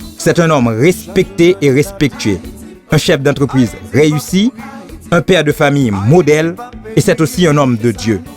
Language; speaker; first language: French; non-native, local second language; Haitian Creole